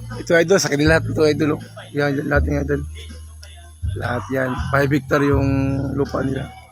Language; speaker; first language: Filipino; non-native, local second language; Cebuano